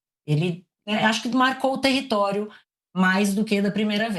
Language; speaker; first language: Portuguese; native; Portuguese